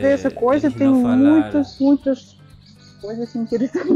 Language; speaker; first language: Portuguese; non-native, learner; Russian